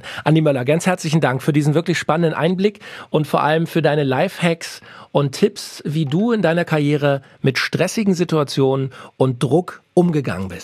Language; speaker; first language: German; native; German